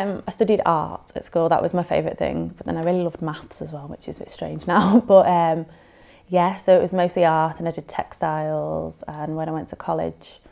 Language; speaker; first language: English; native; English